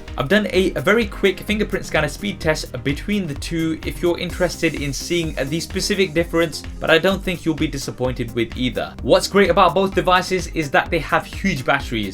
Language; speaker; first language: English; native; English